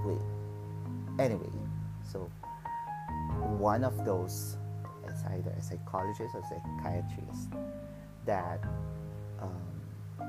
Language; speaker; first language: English; non-native, local second language; Filipino